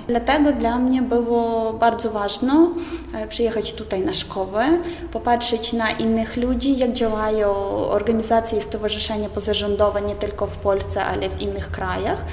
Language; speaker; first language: Polish; non-native, fluent; Ukrainian